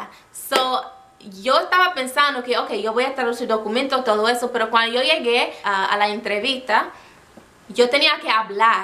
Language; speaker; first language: Spanish; non-native, fluent; English